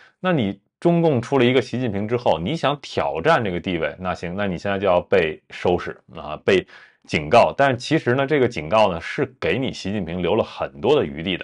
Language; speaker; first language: Chinese; native; Chinese